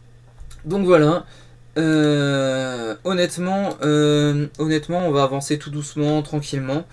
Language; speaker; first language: French; native; French